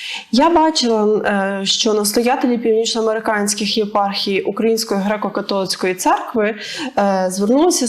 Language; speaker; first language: Ukrainian; native; Ukrainian